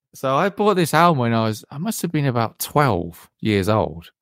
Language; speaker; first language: English; native; English